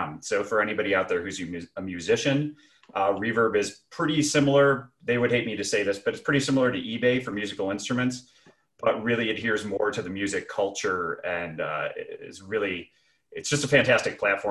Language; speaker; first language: English; native; English